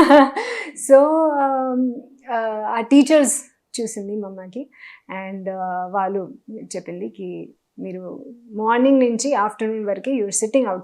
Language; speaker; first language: Telugu; non-native, local second language; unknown